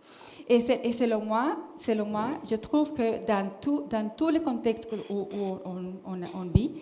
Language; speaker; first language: French; non-native, fluent; Spanish